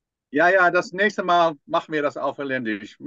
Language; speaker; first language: German; non-native, fluent; Dutch